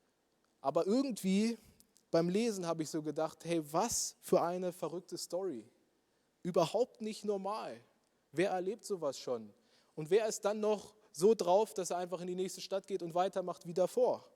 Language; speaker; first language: German; native; German